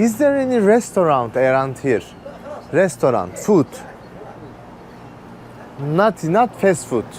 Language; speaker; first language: English; non-native, learner; Turkish